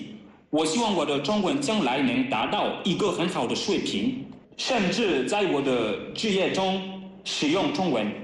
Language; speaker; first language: Chinese; non-native, fluent; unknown